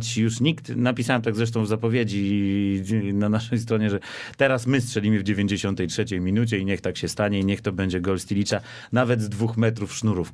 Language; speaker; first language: Polish; native; Polish